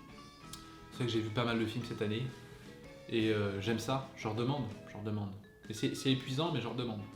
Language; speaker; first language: French; native; French